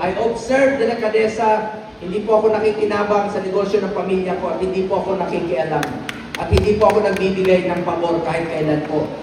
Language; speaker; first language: Filipino; non-native, local second language; Cebuano